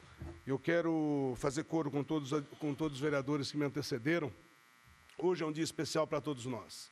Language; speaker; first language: Portuguese; native; Portuguese